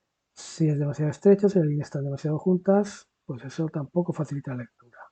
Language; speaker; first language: Spanish; native; Spanish